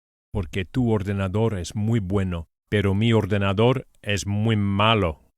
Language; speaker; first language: Spanish; non-native, fluent; English